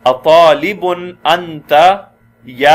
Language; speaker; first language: Arabic; non-native, fluent; Urdu